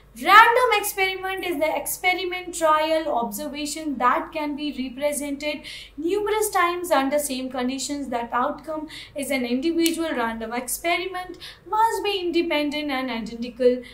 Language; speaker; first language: English; non-native, local second language; Hindi